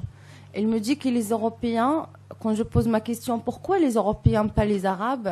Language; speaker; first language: French; non-native, local second language; Arabic